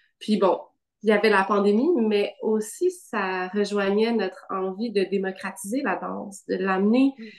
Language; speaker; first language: French; native; French